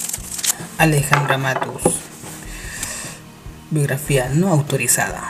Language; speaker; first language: Spanish; native; Spanish